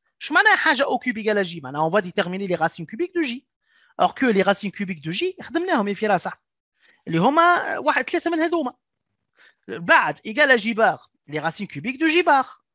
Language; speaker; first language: French; non-native, local second language; Arabic